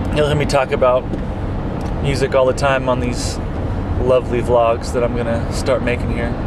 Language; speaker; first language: English; native; English